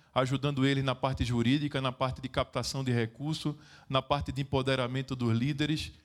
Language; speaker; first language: Portuguese; native; Portuguese